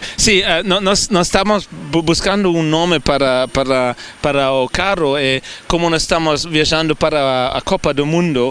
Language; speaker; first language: Portuguese; non-native, fluent; German